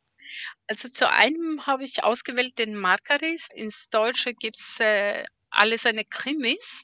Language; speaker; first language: German; early bilingual, heritage; German